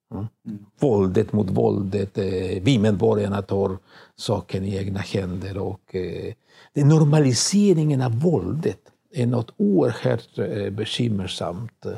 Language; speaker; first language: Swedish; non-native, fluent; Spanish